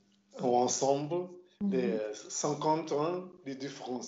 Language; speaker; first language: French; non-native, local second language; Portuguese